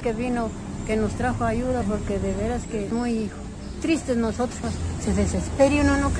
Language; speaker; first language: Spanish; native; Spanish